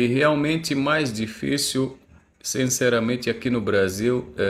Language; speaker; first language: Portuguese; non-native, fluent; Arabic